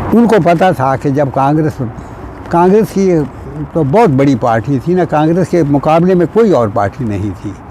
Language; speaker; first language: Urdu; non-native, local second language; Punjabi